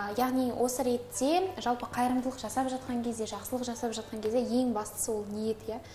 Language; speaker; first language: Kazakh; native; Kazakh